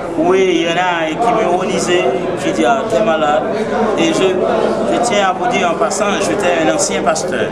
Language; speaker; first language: French; non-native, local second language; Haitian Creole